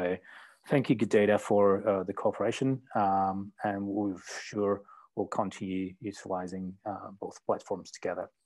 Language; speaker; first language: English; non-native, fluent; Czech